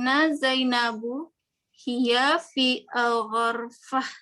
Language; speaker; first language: Arabic; non-native, learner; Indonesian